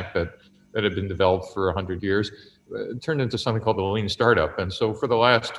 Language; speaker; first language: English; native; English